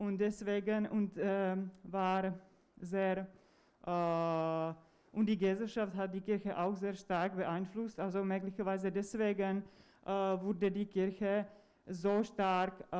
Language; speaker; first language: German; non-native, fluent; Czech